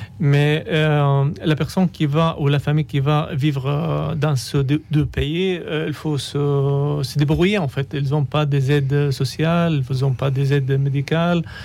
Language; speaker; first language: French; non-native, fluent; Arabic